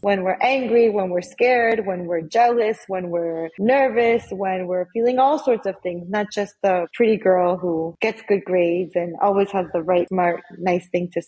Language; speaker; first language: English; early bilingual, other home language; Spanish